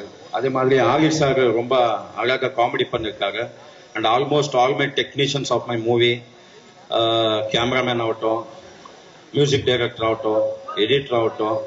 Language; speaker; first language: Tamil; non-native, learner; Kannada